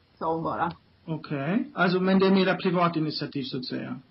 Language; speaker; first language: Swedish; non-native, fluent; German